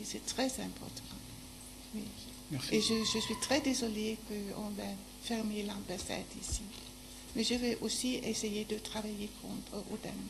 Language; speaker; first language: French; non-native, fluent; Danish